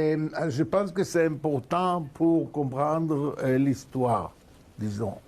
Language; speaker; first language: French; non-native, fluent; Hebrew